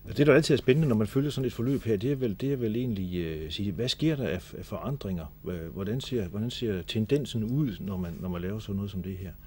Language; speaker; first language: Danish; native; Danish